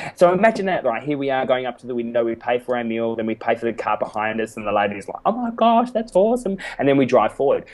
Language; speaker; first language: English; native; English